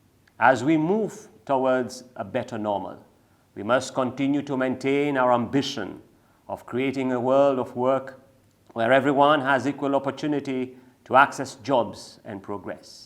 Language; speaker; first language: English; non-native, local second language; Seselwa Creole French